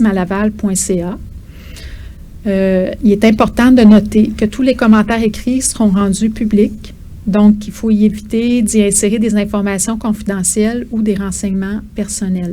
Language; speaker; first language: French; native; French